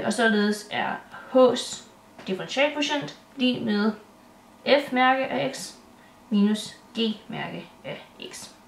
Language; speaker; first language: Danish; native; Danish